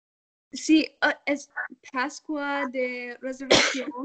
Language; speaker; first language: Spanish; non-native, learner; English